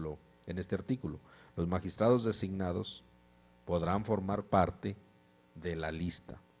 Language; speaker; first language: Spanish; native; Spanish